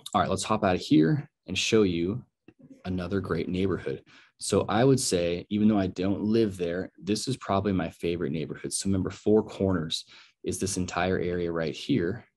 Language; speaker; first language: English; native; English